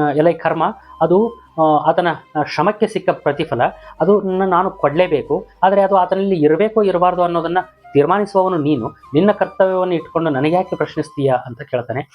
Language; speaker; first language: Kannada; native; Kannada